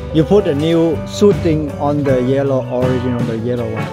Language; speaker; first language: English; non-native, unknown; Vietnamese